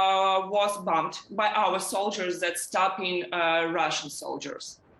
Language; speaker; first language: English; non-native, learner; Ukrainian